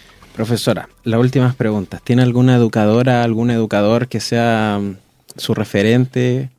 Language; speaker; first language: Spanish; native; Spanish